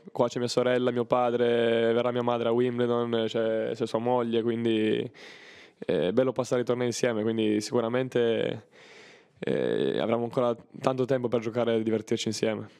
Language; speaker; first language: Italian; native; Italian